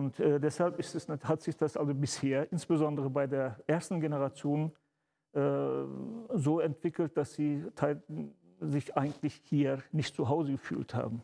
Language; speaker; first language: German; early bilingual, other home language; Turkish